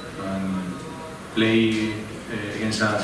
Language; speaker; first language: English; non-native, fluent; Spanish